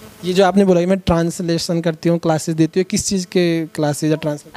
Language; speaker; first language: Hindi; native; Hindi